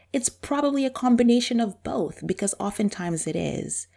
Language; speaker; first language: English; non-native, local second language; Bemba